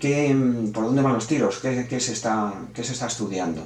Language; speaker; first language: Spanish; native; Spanish